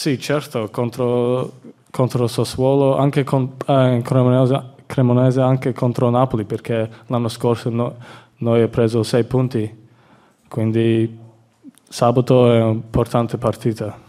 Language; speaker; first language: Italian; non-native, learner; English